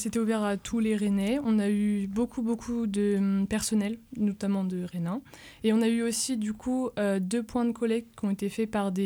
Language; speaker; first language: French; native; French